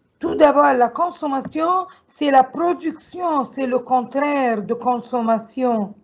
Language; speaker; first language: French; non-native, learner; Arabic